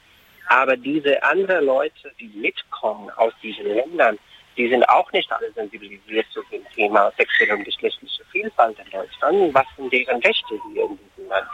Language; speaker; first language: German; non-native, fluent; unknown